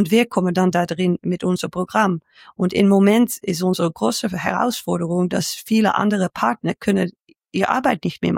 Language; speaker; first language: German; non-native, learner; Dutch